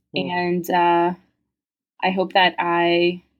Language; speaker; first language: English; early bilingual, other home language; French